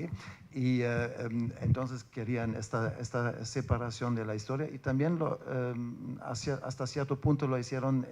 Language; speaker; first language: Spanish; non-native, fluent; German